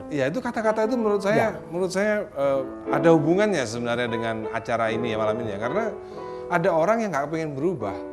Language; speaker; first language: Indonesian; native; Indonesian